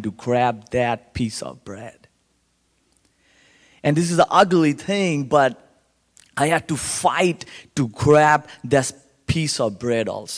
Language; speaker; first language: English; non-native, local second language; Bangla